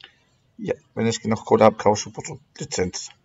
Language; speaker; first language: German; native; German